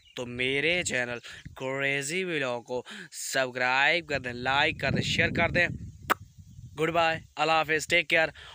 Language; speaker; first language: Urdu; non-native, local second language; Punjabi